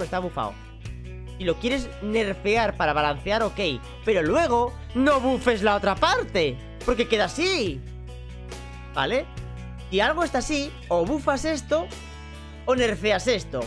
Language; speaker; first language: Spanish; native; Spanish